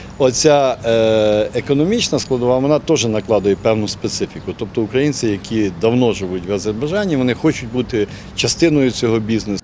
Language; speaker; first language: Ukrainian; native; Ukrainian